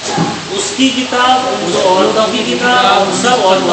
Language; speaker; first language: Hindi; native; Hindi